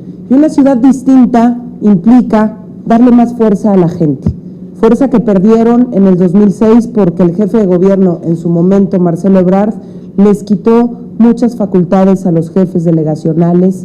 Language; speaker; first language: Spanish; native; Spanish